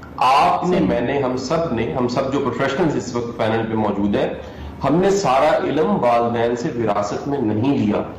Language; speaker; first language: Urdu; non-native, local second language; Punjabi